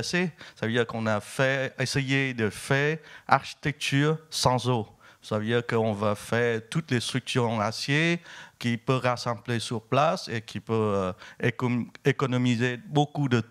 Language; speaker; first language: French; non-native, fluent; Vietnamese